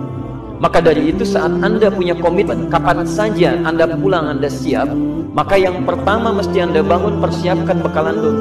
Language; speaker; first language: Indonesian; native; Indonesian